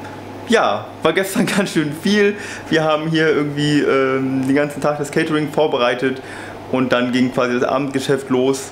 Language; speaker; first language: German; native; German